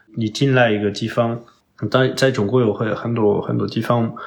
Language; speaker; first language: Chinese; non-native, learner; French